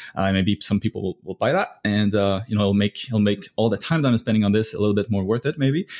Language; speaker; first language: English; native; English